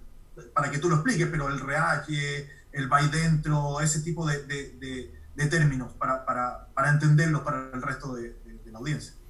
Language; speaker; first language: Spanish; native; Spanish